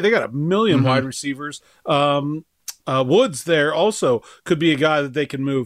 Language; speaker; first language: English; native; English